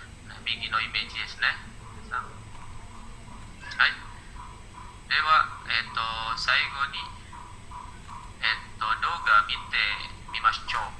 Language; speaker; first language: Japanese; non-native, learner; Indonesian